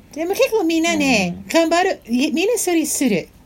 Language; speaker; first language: Japanese; non-native, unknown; English